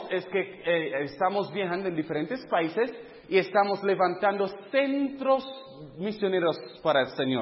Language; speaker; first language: Spanish; non-native, fluent; English